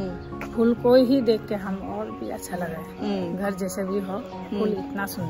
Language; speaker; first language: Hindi; non-native, local second language; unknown